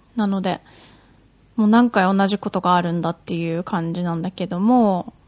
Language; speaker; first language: Japanese; native; Japanese